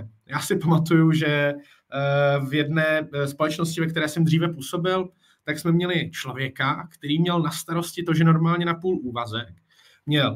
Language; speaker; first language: Czech; native; Czech